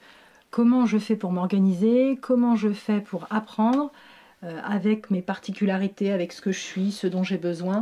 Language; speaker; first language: French; native; French